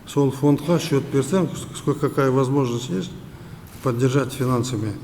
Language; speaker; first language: Russian; non-native, local second language; Kazakh